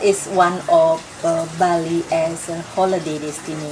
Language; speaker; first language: English; non-native, local second language; Indonesian